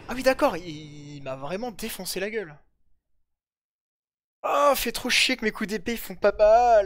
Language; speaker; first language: French; native; French